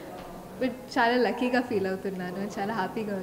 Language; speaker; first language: Telugu; non-native, local second language; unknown